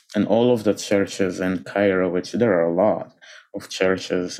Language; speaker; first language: English; non-native, fluent; Arabic